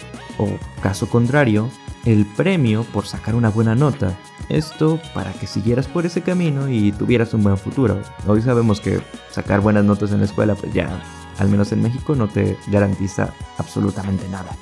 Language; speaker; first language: Spanish; native; Spanish